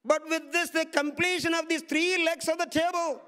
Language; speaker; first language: English; non-native, local second language; Malayalam